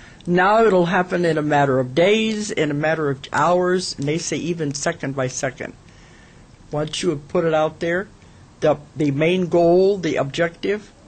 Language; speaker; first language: English; native; English